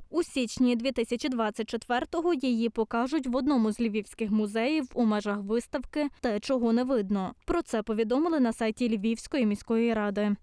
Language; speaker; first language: Ukrainian; native; Ukrainian